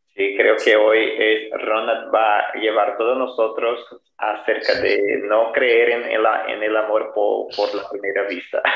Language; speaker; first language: Spanish; non-native, fluent; Portuguese